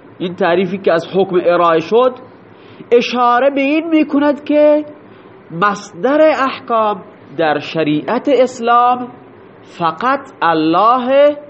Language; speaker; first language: Persian; non-native, local second language; Baluchi